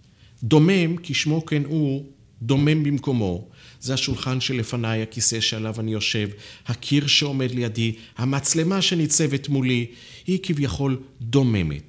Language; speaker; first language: Hebrew; native; Hebrew